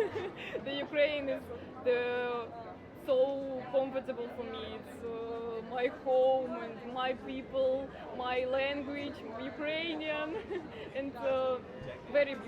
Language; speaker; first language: English; non-native, learner; Ukrainian